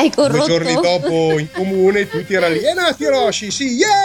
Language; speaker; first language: Italian; native; Italian